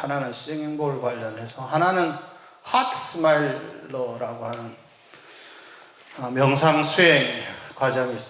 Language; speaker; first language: Korean; native; Korean